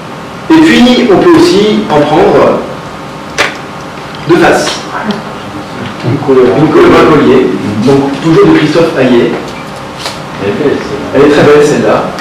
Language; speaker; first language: French; native; French